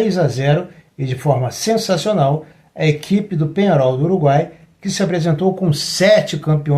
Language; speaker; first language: Portuguese; native; Portuguese